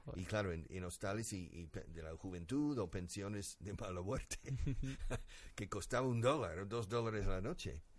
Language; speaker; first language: Spanish; non-native, fluent; English